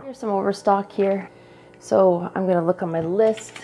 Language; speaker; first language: English; native; English